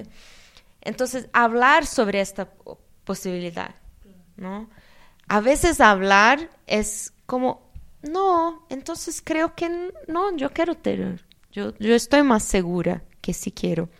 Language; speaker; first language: Spanish; non-native, fluent; Portuguese